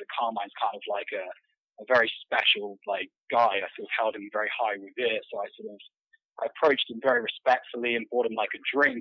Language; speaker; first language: English; native; English